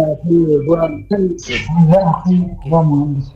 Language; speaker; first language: Arabic; non-native, learner; Bangla